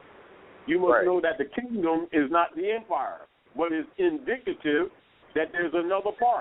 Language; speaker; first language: English; native; English